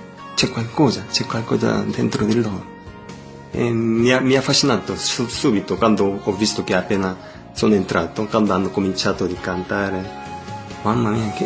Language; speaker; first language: Italian; non-native, learner; Korean